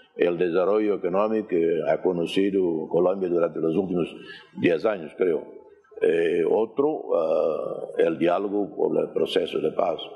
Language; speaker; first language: Spanish; non-native, fluent; Portuguese